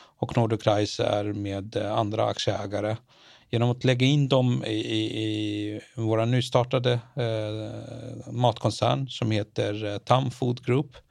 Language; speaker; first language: Swedish; early bilingual, other home language; Arabic